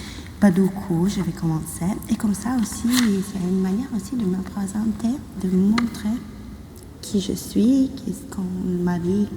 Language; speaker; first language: French; non-native, fluent; Italian